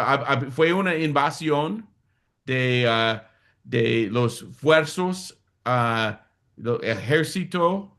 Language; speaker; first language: Spanish; non-native, fluent; English